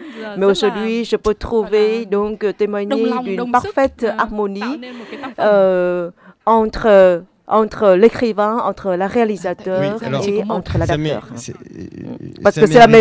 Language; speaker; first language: French; non-native, fluent; Vietnamese